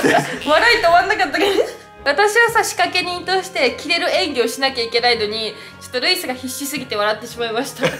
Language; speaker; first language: Japanese; native; Japanese